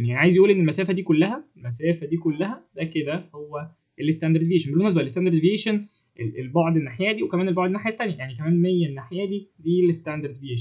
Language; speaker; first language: Arabic; native; Arabic